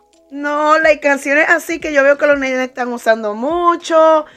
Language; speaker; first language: Spanish; early bilingual, heritage; Spanish